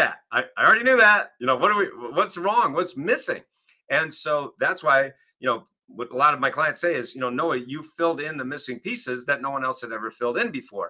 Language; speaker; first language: English; native; English